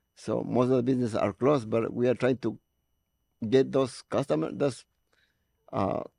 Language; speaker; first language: English; non-native, learner; Spanish